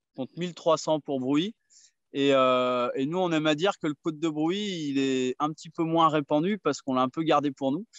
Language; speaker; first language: French; native; French